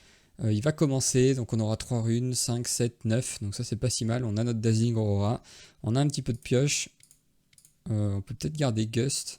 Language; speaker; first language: French; native; French